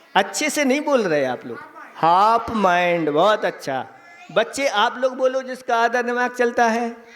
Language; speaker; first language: Hindi; native; Hindi